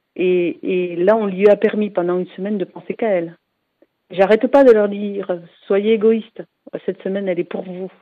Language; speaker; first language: French; native; French